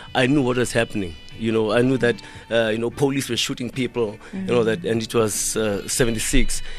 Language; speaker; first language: English; non-native, local second language; Xhosa